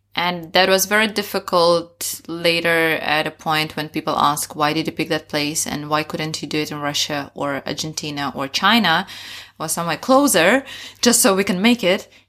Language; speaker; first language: English; non-native, fluent; Russian